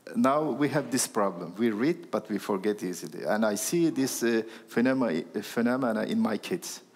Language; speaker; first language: English; non-native, fluent; Turkish